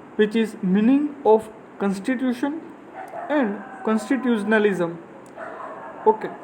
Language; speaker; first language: English; non-native, local second language; Gujarati